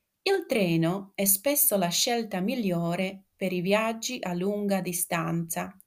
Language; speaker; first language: Italian; non-native, fluent; Slovak